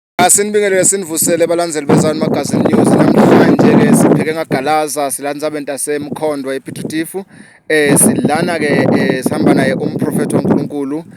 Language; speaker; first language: Zulu; non-native, local second language; Swati